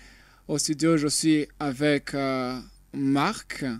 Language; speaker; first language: French; non-native, local second language; Rundi